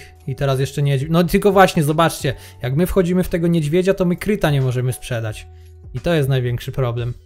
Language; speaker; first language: Polish; native; Polish